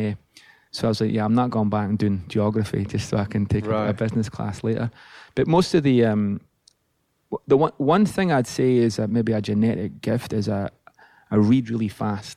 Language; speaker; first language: English; native; English